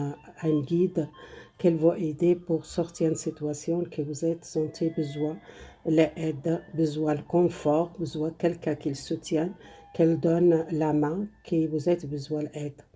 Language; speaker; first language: French; non-native, learner; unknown